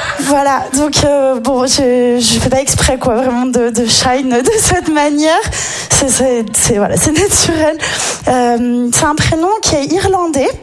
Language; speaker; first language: French; native; French